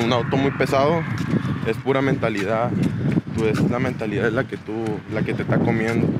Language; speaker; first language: Spanish; native; Spanish